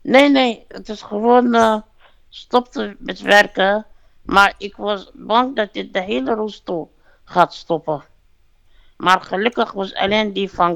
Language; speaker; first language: Dutch; non-native, fluent; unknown